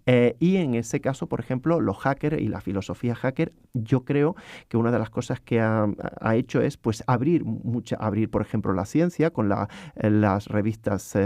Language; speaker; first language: Spanish; native; Spanish